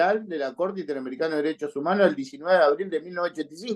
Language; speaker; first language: Spanish; native; Spanish